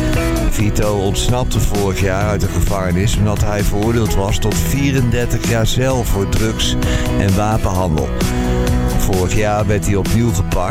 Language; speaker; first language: Dutch; native; Dutch